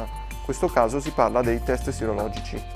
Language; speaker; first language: Italian; native; Italian